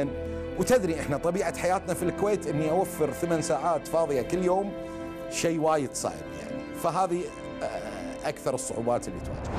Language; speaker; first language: Arabic; native; Arabic